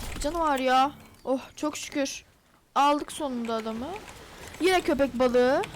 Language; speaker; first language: Turkish; native; Turkish